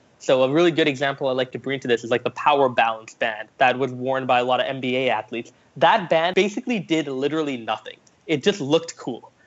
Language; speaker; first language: English; early bilingual, other home language; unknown